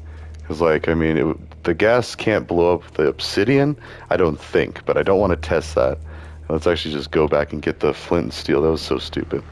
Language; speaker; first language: English; native; English